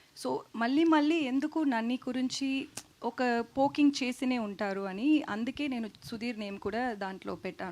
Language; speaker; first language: Telugu; non-native, local second language; Tamil